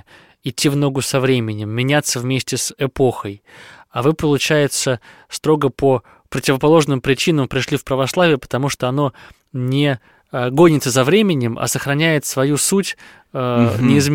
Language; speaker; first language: Russian; native; Russian